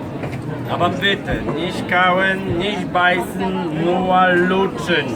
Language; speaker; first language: German; non-native, fluent; Polish